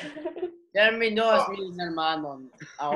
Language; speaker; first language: Spanish; non-native, learner; English